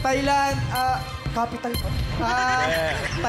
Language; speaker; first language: English; non-native, local second language; Filipino